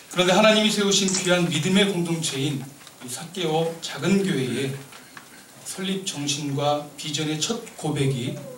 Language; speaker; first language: Korean; native; Korean